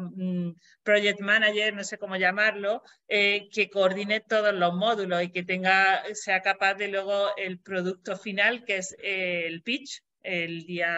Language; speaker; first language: Spanish; native; Spanish